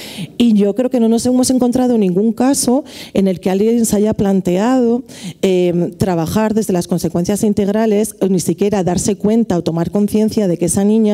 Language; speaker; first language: Spanish; native; Spanish